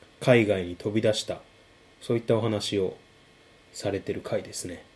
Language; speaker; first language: Japanese; native; Japanese